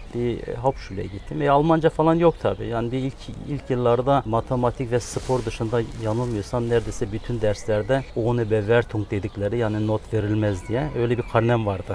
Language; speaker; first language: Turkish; early bilingual, other home language; Kurdish